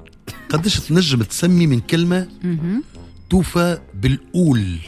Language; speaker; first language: Arabic; native; Arabic